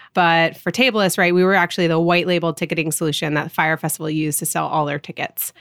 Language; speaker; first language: English; native; English